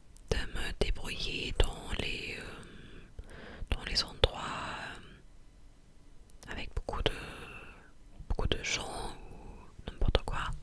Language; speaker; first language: French; non-native, fluent; German